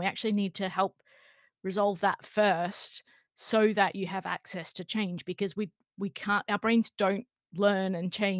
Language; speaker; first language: English; native; English